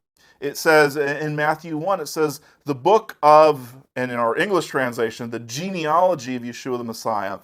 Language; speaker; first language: English; native; English